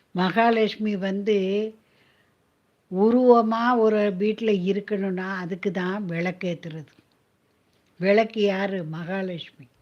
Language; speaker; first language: Tamil; native; Tamil